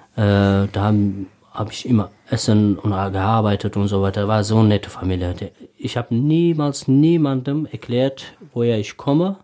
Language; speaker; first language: German; non-native, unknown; Tajik